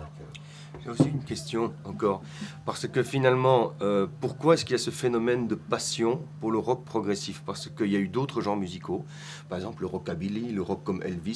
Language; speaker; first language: French; native; French